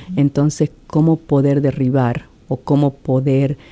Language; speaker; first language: Spanish; native; Spanish